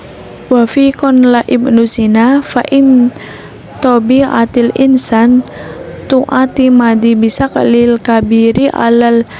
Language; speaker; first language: Arabic; non-native, learner; Indonesian